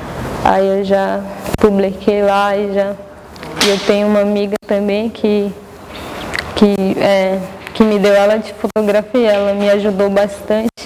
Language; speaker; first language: Portuguese; non-native, local second language; Guarani